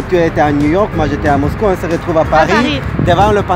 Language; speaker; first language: French; non-native, fluent; Russian